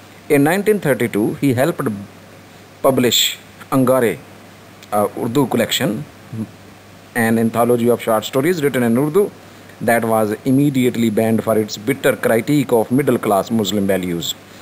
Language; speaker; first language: English; non-native, local second language; Urdu